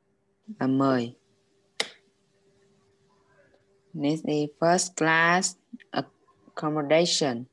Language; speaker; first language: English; non-native, learner; Vietnamese